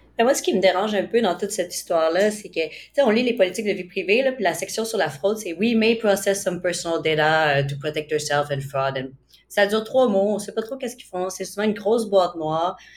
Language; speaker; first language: French; native; French